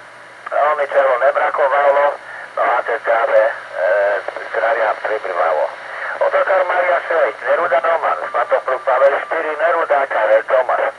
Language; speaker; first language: Polish; native; Polish